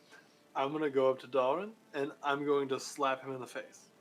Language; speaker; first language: English; native; English